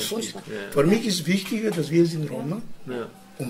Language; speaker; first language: German; non-native, learner; Romany